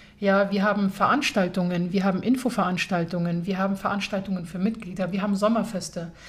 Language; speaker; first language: German; early bilingual, other home language; Persian